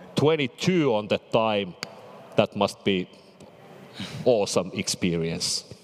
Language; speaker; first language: English; non-native, fluent; Finnish